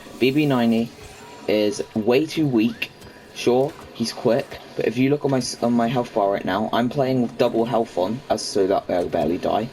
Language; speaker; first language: English; native; English